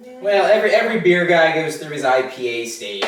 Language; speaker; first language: English; native; English